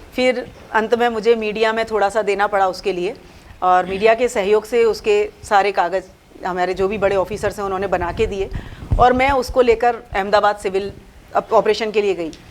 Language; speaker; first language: Hindi; native; Hindi